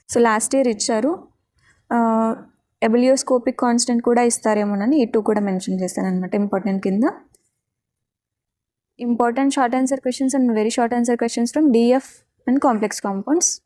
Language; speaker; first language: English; non-native, local second language; Telugu